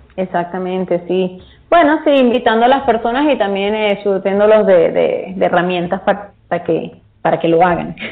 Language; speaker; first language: Spanish; native; Spanish